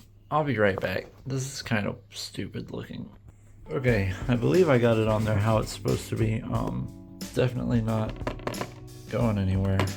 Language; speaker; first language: English; native; English